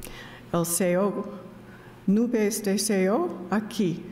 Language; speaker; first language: Spanish; non-native, learner; English